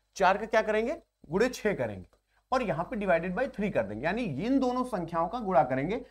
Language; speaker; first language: Hindi; native; Hindi